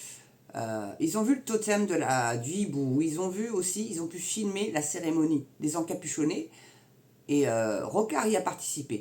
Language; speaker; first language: French; native; French